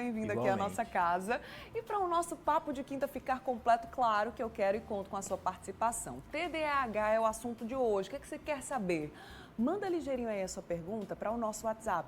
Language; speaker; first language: Portuguese; native; Portuguese